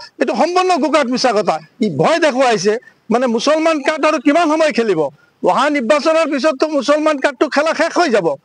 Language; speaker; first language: Assamese; non-native, local second language; Bangla